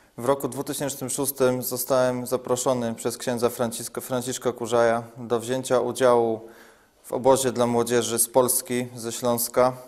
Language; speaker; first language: Polish; native; Polish